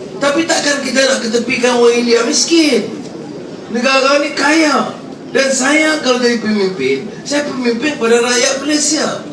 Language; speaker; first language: Malay; native; Malay